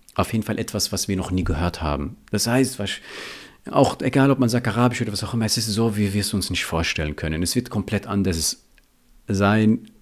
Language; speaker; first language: German; early bilingual, other home language; Riffian